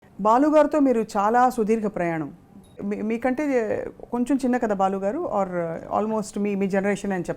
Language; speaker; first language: Telugu; native; Telugu